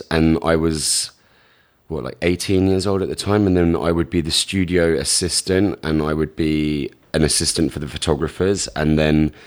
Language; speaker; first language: English; native; English